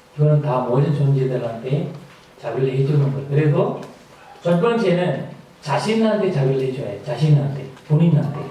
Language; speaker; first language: Korean; non-native, fluent; Sinhala